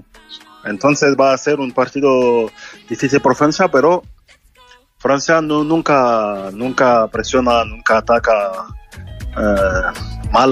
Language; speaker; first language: Spanish; non-native, fluent; French